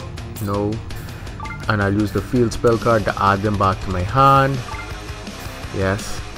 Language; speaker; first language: English; native; English